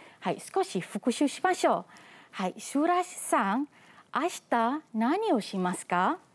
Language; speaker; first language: Japanese; non-native, fluent; Malay